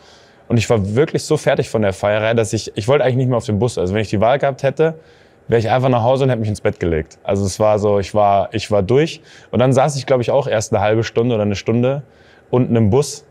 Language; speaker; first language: German; native; German